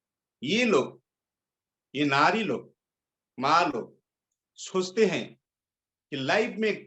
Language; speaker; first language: Hindi; non-native, local second language; Bangla